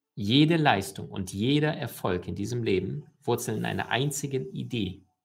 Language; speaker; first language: German; early bilingual, other home language; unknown